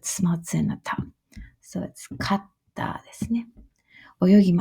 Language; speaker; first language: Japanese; non-native, fluent; English